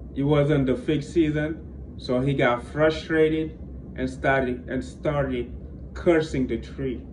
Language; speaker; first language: English; non-native, fluent; Wolof